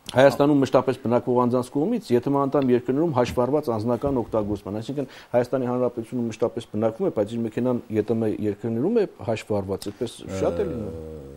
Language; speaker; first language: Armenian; native; Armenian